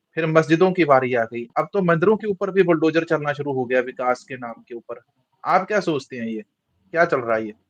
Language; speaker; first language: Hindi; non-native, local second language; Punjabi